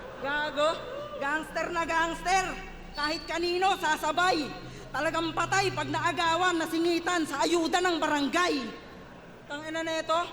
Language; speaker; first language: Filipino; native; Filipino